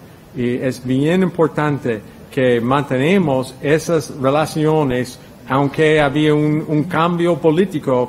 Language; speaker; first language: Spanish; non-native, fluent; English